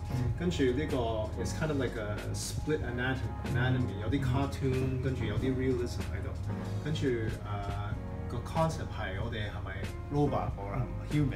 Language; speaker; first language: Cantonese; early bilingual, heritage; English